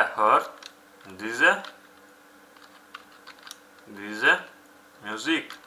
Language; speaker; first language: German; non-native, fluent; Uzbek